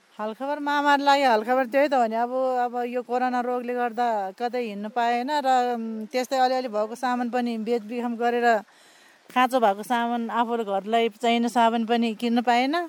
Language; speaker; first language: Nepali; non-native, local second language; Eastern Tamang